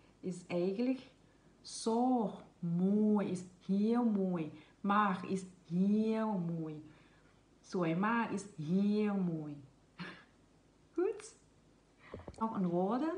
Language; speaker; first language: Dutch; non-native, learner; Thai